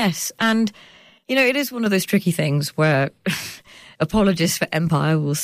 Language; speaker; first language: English; native; English